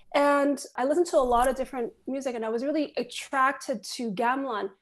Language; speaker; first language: English; native; English